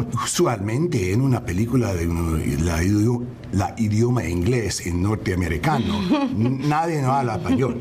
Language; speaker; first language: Spanish; non-native, learner; English